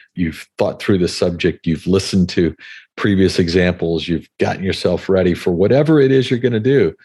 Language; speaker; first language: English; native; English